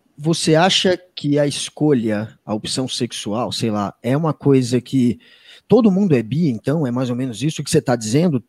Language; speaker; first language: Portuguese; native; Portuguese